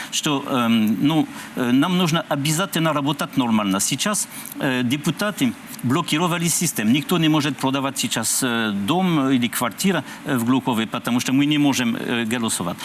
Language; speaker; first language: Russian; non-native, learner; French